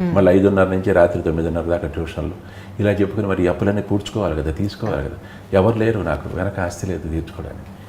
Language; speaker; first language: Telugu; native; Telugu